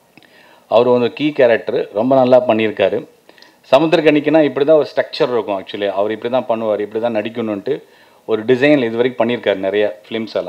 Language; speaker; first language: Tamil; native; Tamil